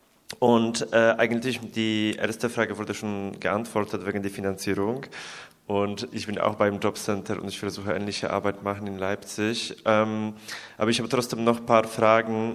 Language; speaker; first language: German; non-native, learner; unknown